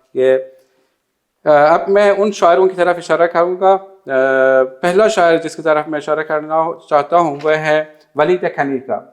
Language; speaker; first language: Urdu; non-native, fluent; Persian